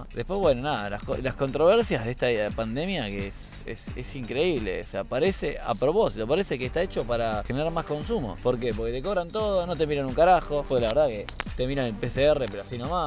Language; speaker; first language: Spanish; native; Spanish